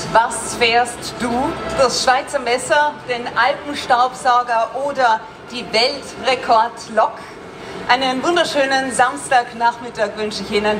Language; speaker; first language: German; native; German